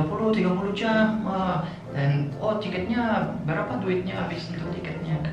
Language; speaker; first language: Indonesian; non-native, fluent; French